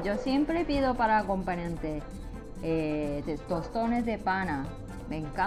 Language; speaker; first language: Spanish; non-native, learner; Japanese